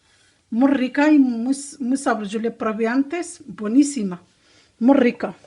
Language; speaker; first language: Spanish; non-native, learner; Arabic